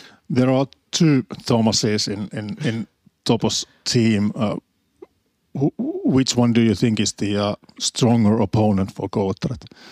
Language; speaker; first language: English; non-native, fluent; Finnish